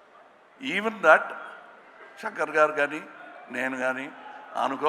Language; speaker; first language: Telugu; non-native, local second language; Tamil